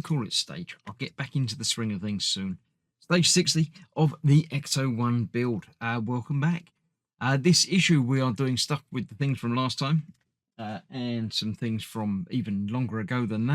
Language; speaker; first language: English; native; English